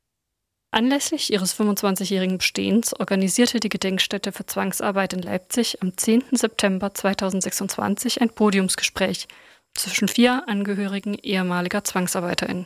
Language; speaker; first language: German; native; German